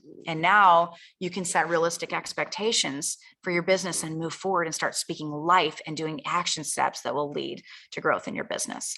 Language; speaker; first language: English; native; English